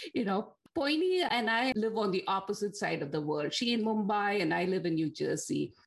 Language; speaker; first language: English; non-native, local second language; Tamil